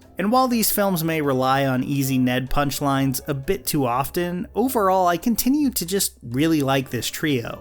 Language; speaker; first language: English; native; English